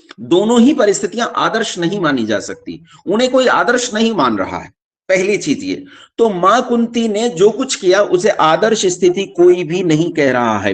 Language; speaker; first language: Hindi; native; Hindi